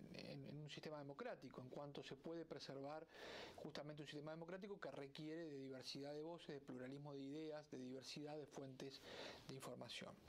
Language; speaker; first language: Spanish; native; Spanish